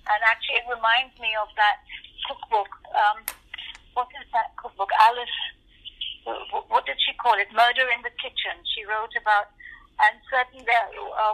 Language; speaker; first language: English; non-native, local second language; Urdu